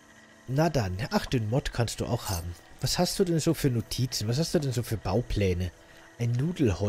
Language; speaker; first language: German; native; German